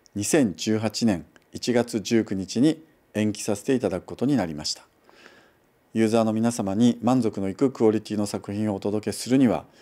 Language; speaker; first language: Japanese; native; Japanese